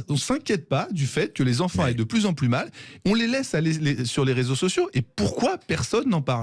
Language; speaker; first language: French; native; French